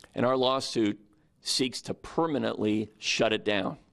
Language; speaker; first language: English; native; English